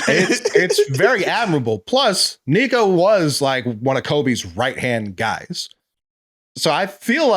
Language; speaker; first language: English; native; English